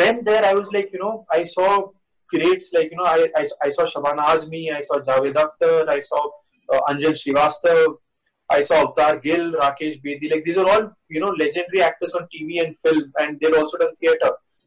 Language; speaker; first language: English; non-native, local second language; Hindi